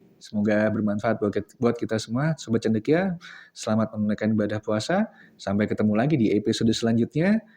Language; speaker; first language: Indonesian; native; Indonesian